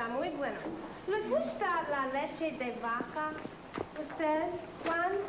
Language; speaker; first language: Spanish; non-native, learner; English